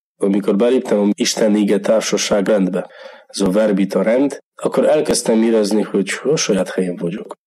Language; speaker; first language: Hungarian; non-native, learner; Polish